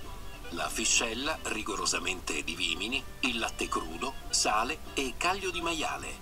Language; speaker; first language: Italian; native; Italian